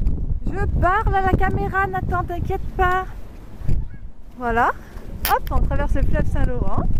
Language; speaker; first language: French; native; French